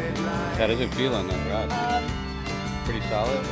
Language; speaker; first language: English; native; English